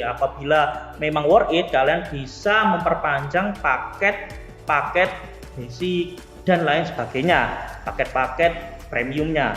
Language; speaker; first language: Indonesian; native; Indonesian